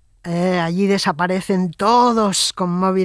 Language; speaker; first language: Spanish; native; Spanish